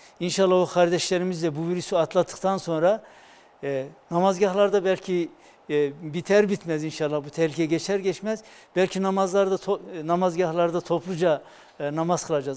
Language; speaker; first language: Turkish; native; Turkish